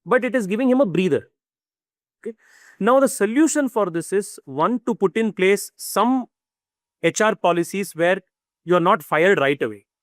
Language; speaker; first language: English; non-native, local second language; Kannada